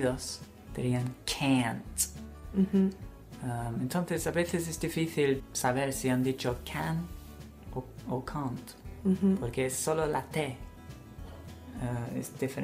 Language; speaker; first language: Spanish; non-native, fluent; English